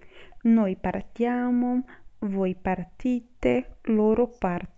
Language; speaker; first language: Italian; non-native, fluent; Portuguese